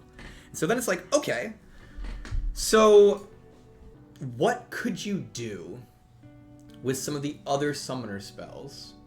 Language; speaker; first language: English; native; English